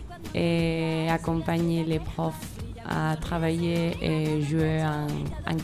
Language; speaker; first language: French; non-native, fluent; Spanish